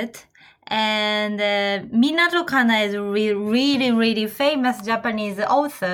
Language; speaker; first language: English; non-native, fluent; Japanese